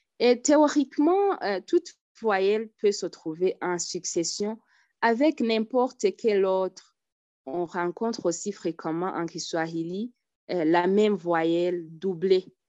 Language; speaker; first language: French; non-native, local second language; Rundi